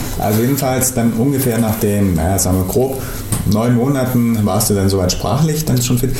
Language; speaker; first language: German; native; German